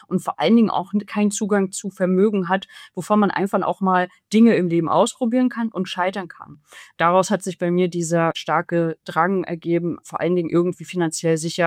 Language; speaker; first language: German; native; German